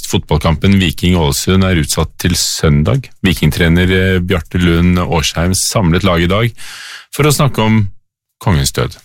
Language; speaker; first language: Norwegian; native; Norwegian